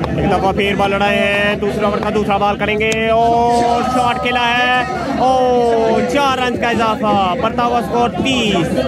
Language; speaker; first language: Urdu; non-native, local second language; Punjabi